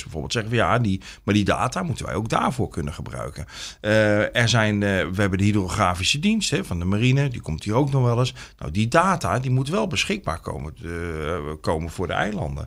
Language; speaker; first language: Dutch; native; Dutch